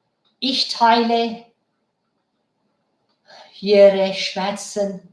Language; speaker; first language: German; non-native, fluent; Bangla